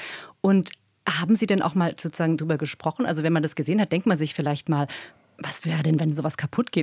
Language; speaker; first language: German; native; German